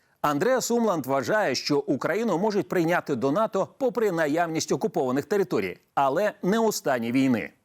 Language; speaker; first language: Ukrainian; native; Ukrainian